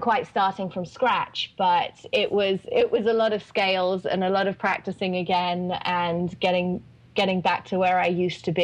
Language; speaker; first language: English; native; English